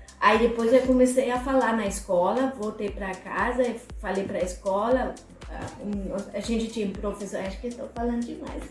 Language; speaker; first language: Portuguese; non-native, fluent; German